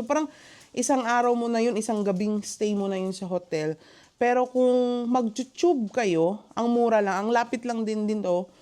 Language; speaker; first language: Filipino; native; Filipino